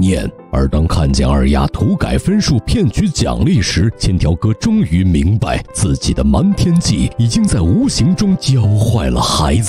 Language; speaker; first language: Chinese; native; Chinese